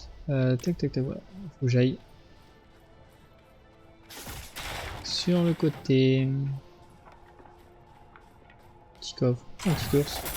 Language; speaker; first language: French; native; French